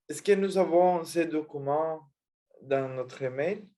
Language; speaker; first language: French; non-native, learner; Spanish